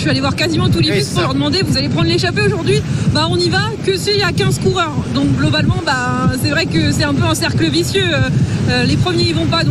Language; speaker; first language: French; native; French